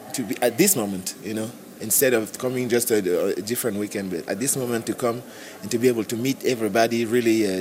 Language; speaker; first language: English; non-native, local second language; French